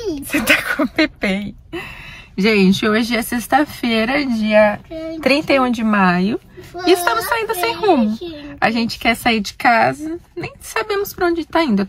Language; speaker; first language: Portuguese; native; Portuguese